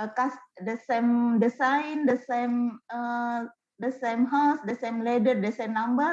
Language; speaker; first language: English; non-native, learner; Indonesian